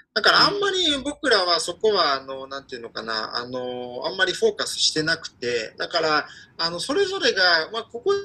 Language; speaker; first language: Japanese; non-native, fluent; Ukrainian